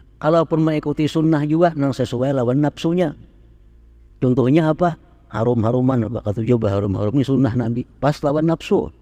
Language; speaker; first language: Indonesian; non-native, local second language; Banjar